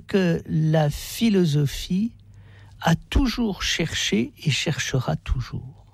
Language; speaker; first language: French; native; French